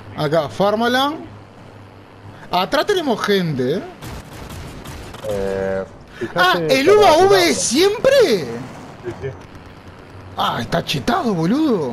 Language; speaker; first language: Spanish; native; Spanish